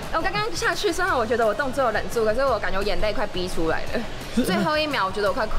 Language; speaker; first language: Chinese; native; Chinese